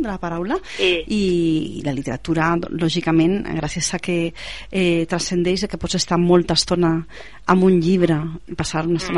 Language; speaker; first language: Catalan; native; Catalan